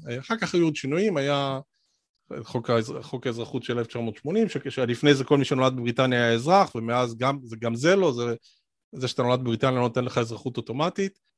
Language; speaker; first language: Hebrew; native; Hebrew